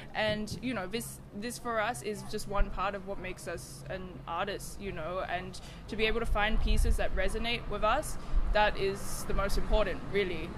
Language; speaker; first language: English; native; English